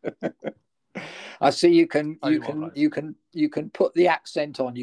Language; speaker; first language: English; native; English